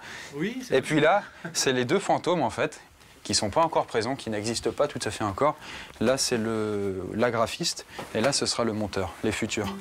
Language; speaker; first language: French; native; French